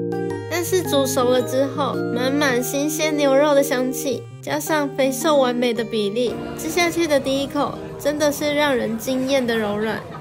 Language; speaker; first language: Chinese; native; Chinese